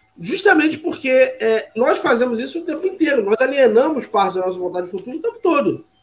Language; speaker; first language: Portuguese; native; Portuguese